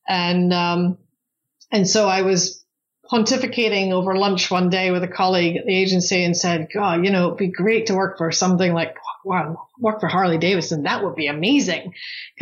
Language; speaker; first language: English; native; English